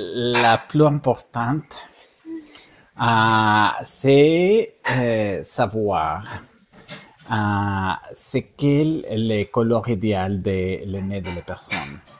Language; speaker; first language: French; non-native, learner; Spanish